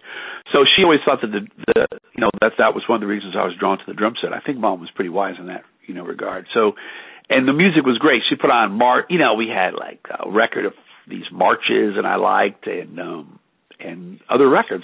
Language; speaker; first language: English; native; English